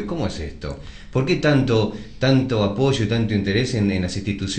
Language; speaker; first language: Spanish; native; Spanish